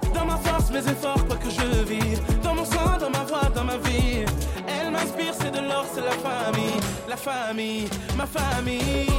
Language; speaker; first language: French; native; French